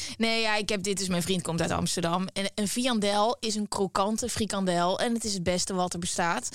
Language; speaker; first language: Dutch; native; Dutch